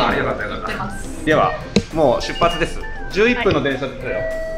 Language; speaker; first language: Japanese; native; Japanese